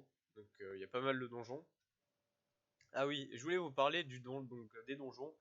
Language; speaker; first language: French; native; French